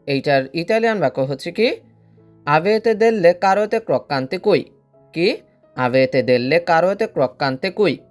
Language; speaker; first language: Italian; non-native, fluent; Bangla